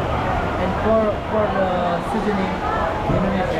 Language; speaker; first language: English; non-native, learner; Indonesian